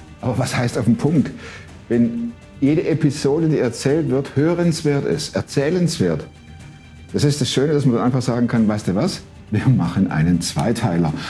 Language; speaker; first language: German; native; German